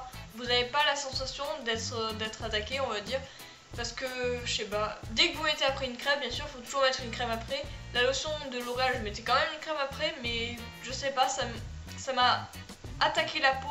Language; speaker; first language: French; native; French